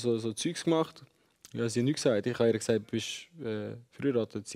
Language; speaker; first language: German; early bilingual, other home language; Albanian